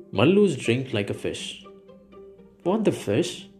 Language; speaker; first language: English; non-native, local second language; Malayalam